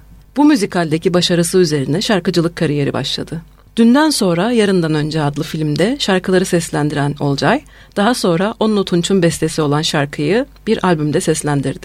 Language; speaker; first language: Turkish; native; Turkish